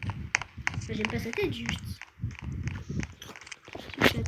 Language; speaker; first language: French; native; French